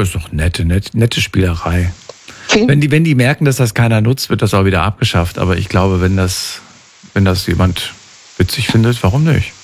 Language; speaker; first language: German; native; German